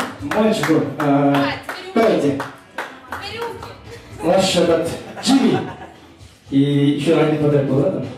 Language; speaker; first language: Russian; non-native, local second language; Kyrgyz